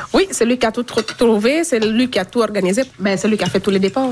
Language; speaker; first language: French; non-native, local second language; Fula